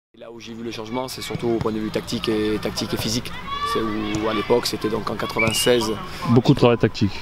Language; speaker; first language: French; native; French